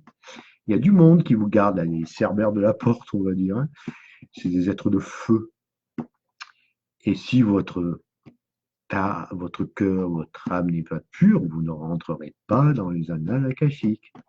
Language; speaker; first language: French; native; French